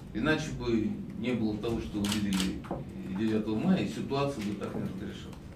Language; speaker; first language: Russian; native; Russian